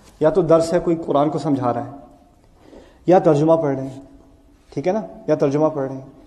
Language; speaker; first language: Urdu; early bilingual, heritage; Urdu